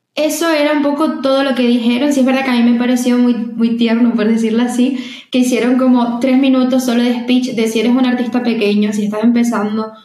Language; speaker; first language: Spanish; native; Spanish